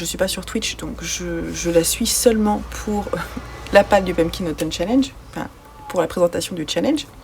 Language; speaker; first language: French; native; French